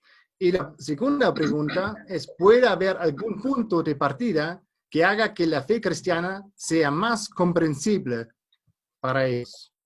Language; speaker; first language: Spanish; non-native, fluent; German